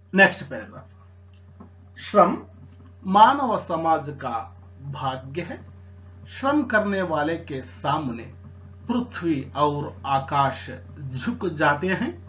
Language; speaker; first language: Hindi; non-native, local second language; Telugu